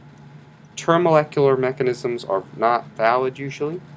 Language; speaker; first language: English; native; English